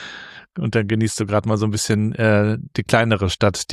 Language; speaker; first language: German; native; German